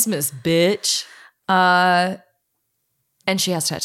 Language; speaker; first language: English; native; English